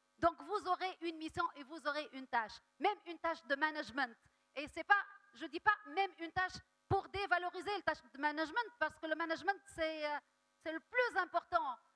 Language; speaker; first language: French; non-native, local second language; Arabic